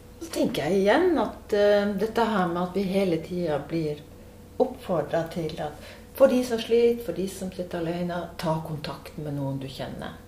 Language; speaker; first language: Norwegian; native; Norwegian